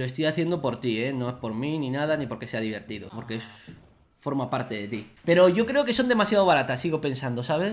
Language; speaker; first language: Spanish; native; Spanish